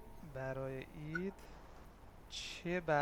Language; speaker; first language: Persian; non-native, fluent; Urdu